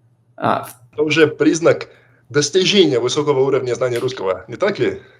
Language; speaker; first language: Russian; non-native, fluent; English